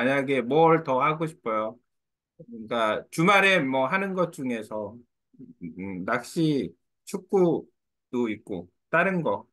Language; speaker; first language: Korean; native; Korean